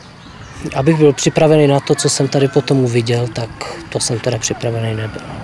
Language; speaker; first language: Czech; native; Czech